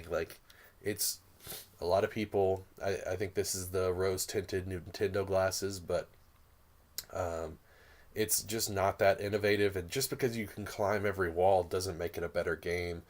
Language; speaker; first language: English; native; English